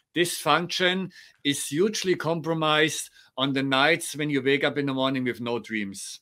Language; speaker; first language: English; non-native, fluent; German